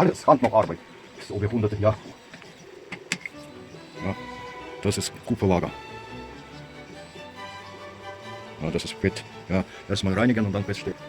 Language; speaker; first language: German; non-native, learner; Russian